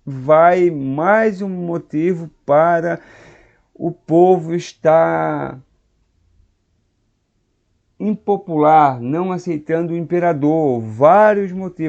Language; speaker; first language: Portuguese; native; Portuguese